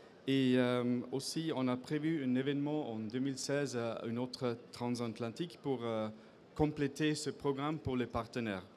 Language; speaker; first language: French; non-native, fluent; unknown